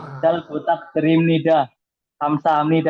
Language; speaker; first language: Korean; non-native, learner; Indonesian